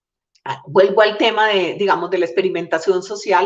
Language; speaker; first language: Spanish; native; Spanish